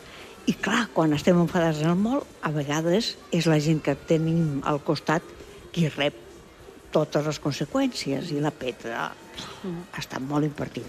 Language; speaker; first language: Catalan; non-native, local second language; Spanish